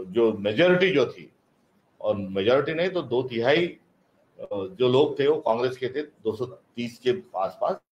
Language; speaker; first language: Hindi; non-native, local second language; Marathi